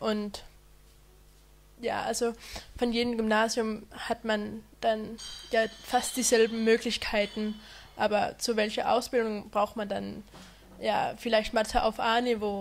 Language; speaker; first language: German; non-native, fluent; Danish